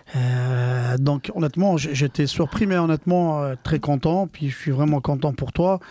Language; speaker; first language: French; non-native, local second language; Arabic